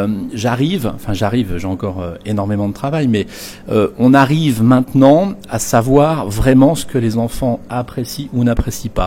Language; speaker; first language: French; native; French